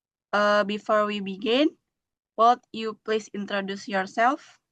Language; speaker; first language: English; non-native, learner; Indonesian